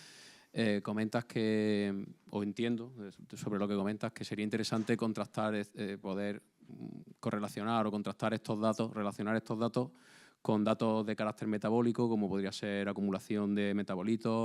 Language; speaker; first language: Spanish; native; Spanish